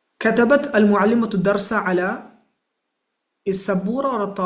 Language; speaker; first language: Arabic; non-native, fluent; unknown